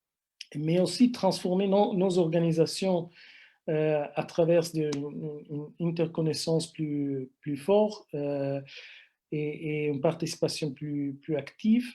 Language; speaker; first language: French; non-native, fluent; Italian